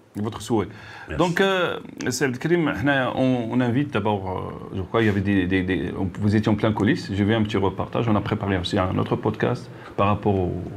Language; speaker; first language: French; non-native, local second language; Arabic